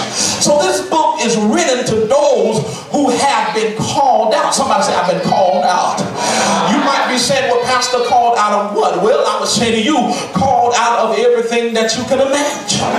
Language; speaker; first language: English; native; English